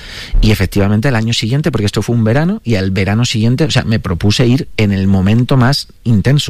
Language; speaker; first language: Spanish; native; Spanish